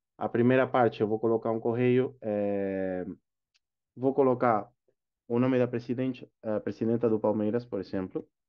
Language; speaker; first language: Portuguese; non-native, fluent; Spanish